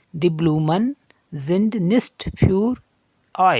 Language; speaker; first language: German; non-native, fluent; Hindi